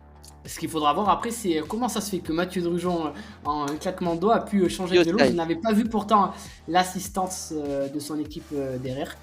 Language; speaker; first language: French; native; French